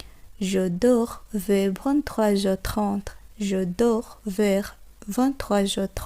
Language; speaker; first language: French; non-native, fluent; Bangla